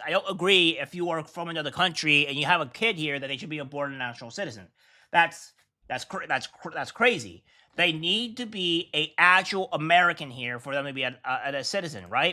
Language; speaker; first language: English; native; English